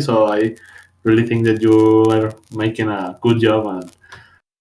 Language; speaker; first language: English; non-native, learner; Spanish